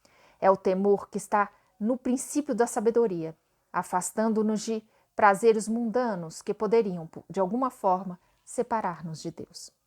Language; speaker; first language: Portuguese; native; Portuguese